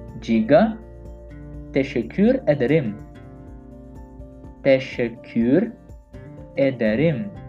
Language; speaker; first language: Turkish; non-native, learner; Portuguese